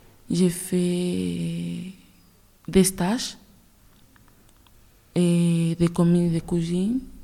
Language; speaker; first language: French; non-native, learner; Spanish